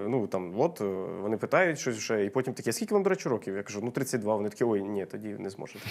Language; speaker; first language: Ukrainian; non-native, local second language; Russian